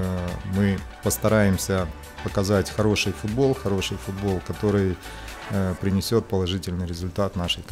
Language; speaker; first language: Russian; native; Russian